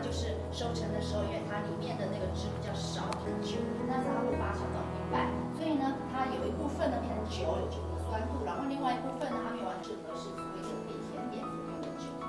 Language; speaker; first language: Chinese; native; Chinese